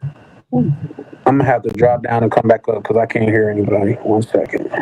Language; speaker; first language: English; native; English